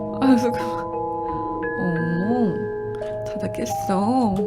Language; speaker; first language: Korean; native; Korean